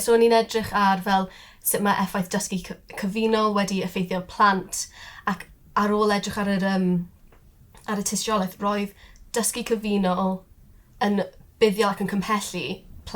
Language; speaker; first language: Welsh; non-native, local second language; English